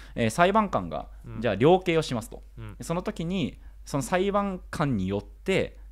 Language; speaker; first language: Japanese; native; Japanese